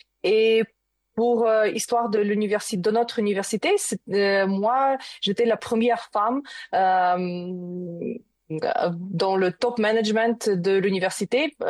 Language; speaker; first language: French; non-native, learner; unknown